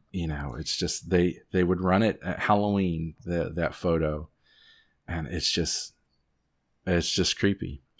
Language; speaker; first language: English; native; English